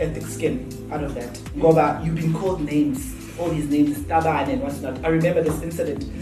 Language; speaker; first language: English; non-native, local second language; Zulu